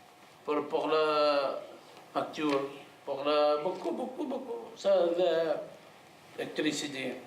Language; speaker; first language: French; non-native, learner; Arabic